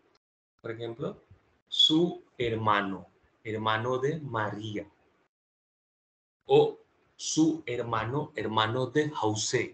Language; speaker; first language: Spanish; non-native, fluent; Hindi